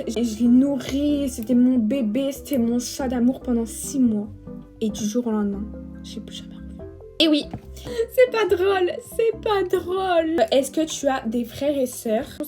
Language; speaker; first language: French; native; French